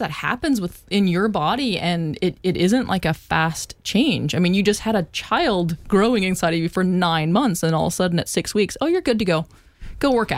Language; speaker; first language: English; native; English